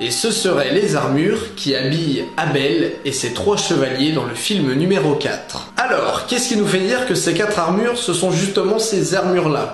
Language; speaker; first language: French; native; French